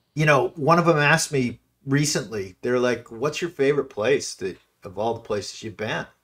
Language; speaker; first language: English; native; English